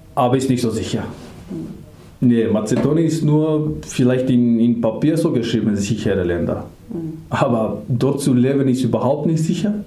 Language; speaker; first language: German; non-native, learner; Macedonian